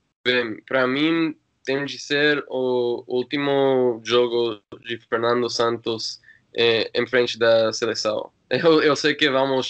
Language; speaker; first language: Portuguese; non-native, learner; English